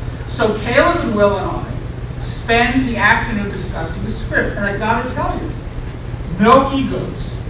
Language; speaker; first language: English; native; English